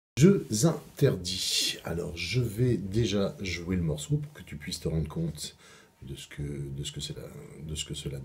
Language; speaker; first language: French; native; French